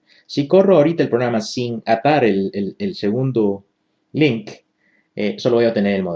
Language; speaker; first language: Spanish; native; Spanish